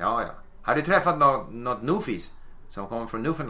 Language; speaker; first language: Swedish; non-native, fluent; English